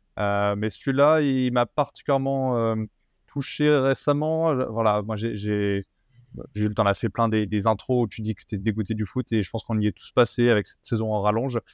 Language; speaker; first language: French; native; French